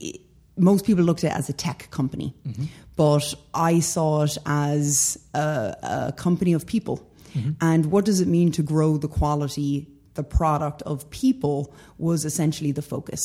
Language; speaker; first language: English; native; English